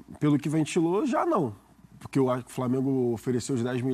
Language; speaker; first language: Portuguese; native; Portuguese